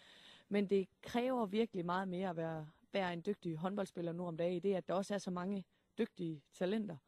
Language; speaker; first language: Danish; native; Danish